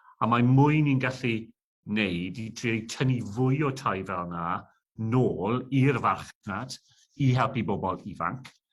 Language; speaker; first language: Welsh; non-native, local second language; English